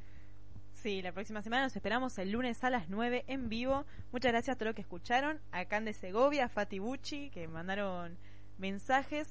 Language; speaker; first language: Spanish; native; Spanish